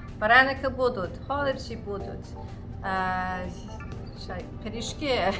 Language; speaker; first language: Ukrainian; early bilingual, heritage; Ukrainian